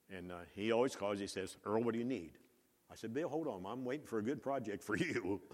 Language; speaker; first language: English; native; English